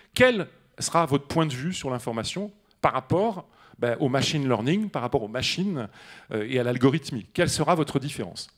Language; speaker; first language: French; native; French